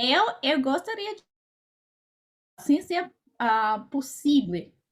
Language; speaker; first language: Portuguese; non-native, learner; English